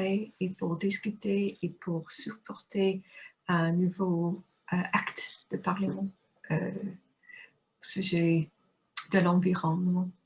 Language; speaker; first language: French; non-native, fluent; English